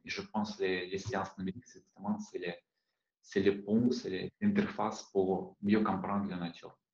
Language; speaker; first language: French; non-native, fluent; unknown